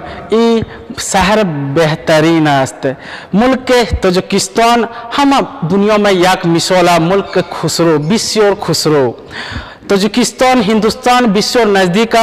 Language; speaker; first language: Persian; non-native, learner; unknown